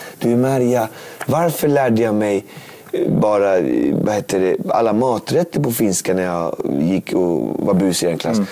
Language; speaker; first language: Swedish; native; Swedish